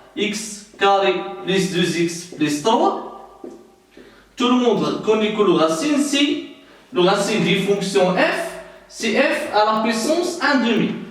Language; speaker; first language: French; non-native, local second language; Arabic